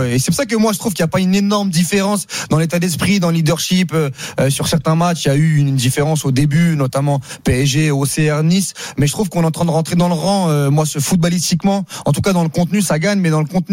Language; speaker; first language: French; native; French